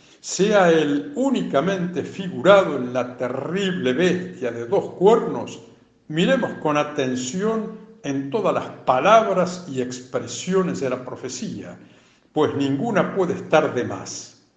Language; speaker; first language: Spanish; native; Spanish